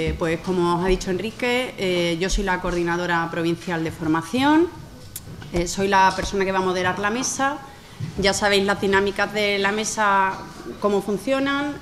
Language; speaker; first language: Spanish; native; Spanish